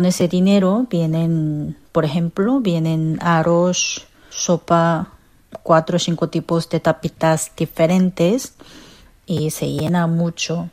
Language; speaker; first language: Spanish; non-native, fluent; Korean